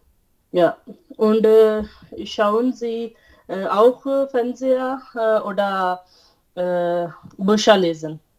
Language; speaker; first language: German; non-native, learner; Urdu